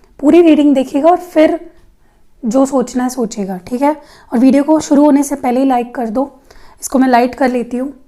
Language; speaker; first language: Hindi; non-native, local second language; Marathi